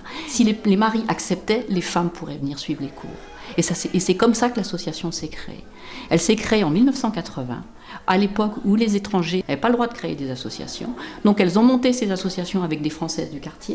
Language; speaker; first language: French; native; French